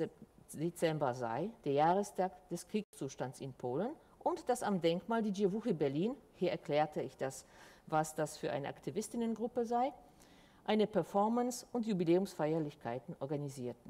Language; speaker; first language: German; non-native, fluent; Polish